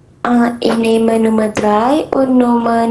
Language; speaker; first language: German; non-native, learner; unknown